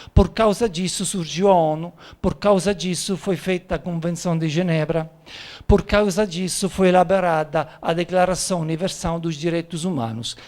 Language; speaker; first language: Portuguese; non-native, fluent; Italian